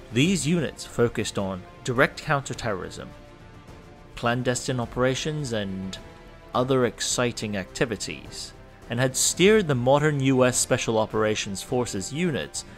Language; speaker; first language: English; non-native, local second language; Cantonese